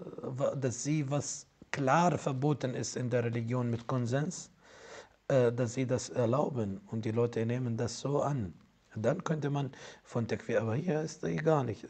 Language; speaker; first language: German; non-native, fluent; Arabic